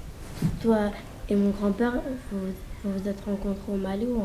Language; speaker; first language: French; early bilingual, other home language; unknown